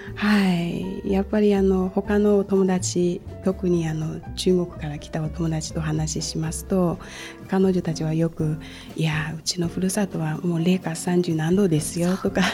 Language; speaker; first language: Japanese; non-native, fluent; Chinese